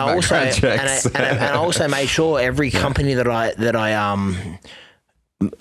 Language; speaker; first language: English; native; English